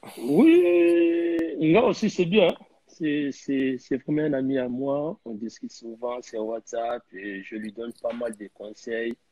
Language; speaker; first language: French; non-native, local second language; Lingala